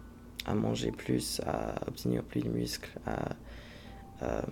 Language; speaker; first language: French; non-native, fluent; English